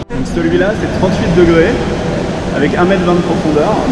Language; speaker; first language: French; native; French